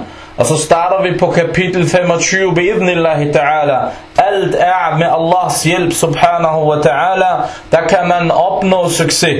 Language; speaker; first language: Danish; non-native, fluent; Arabic